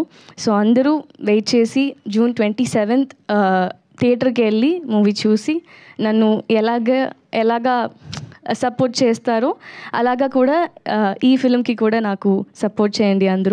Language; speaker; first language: Telugu; non-native, learner; Tamil